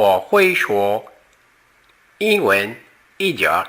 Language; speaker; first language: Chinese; non-native, learner; Portuguese